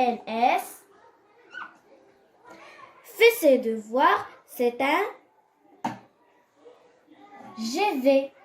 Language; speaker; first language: French; non-native, local second language; Arabic